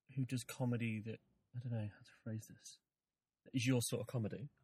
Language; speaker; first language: English; native; English